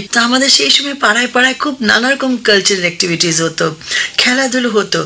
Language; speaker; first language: Bangla; early bilingual, other home language; Hindi